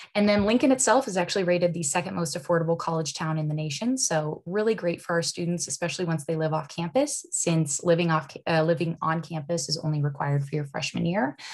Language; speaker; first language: English; native; English